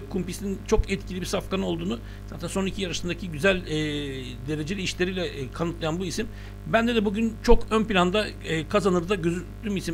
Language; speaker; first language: Turkish; native; Turkish